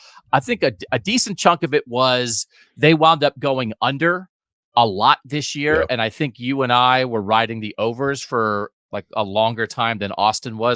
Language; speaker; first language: English; native; English